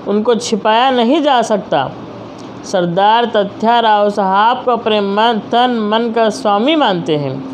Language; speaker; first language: Hindi; non-native, local second language; Telugu